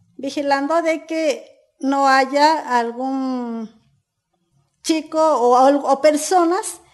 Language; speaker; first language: Spanish; native; Spanish